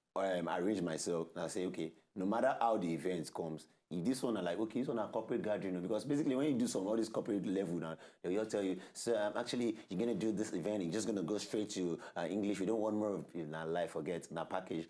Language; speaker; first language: Nigerian Pidgin; non-native, local second language; Yoruba